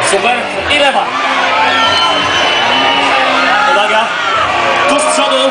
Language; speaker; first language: Polish; native; Polish